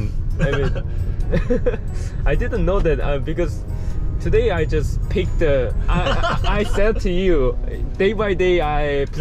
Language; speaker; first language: English; non-native, learner; Korean